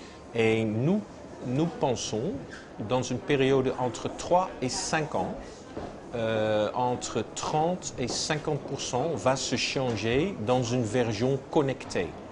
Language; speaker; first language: French; non-native, fluent; Dutch